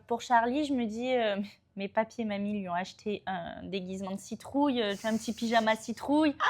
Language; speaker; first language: French; native; French